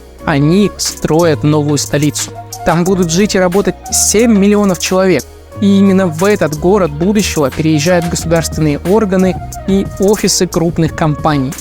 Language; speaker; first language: Russian; native; Russian